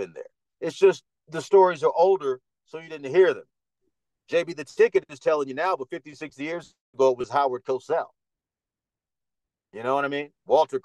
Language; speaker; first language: English; early bilingual, other home language; Spanish